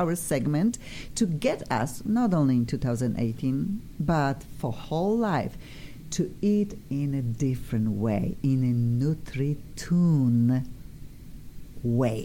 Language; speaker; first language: English; non-native, fluent; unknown